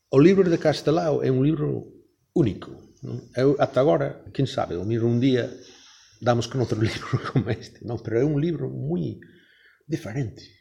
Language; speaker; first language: Galician; non-native, fluent; English